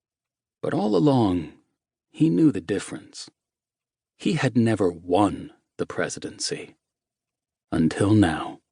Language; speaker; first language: English; native; English